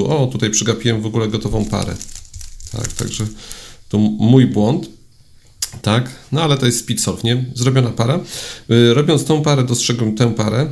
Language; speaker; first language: Polish; native; Polish